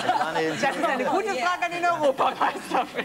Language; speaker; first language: German; native; German